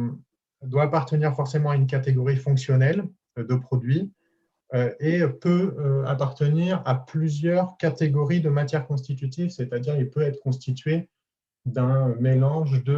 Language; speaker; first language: French; native; French